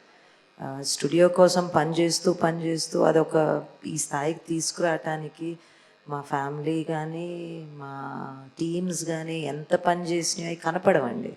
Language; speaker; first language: Telugu; native; Telugu